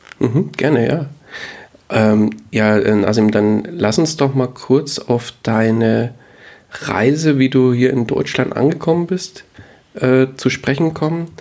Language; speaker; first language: German; native; German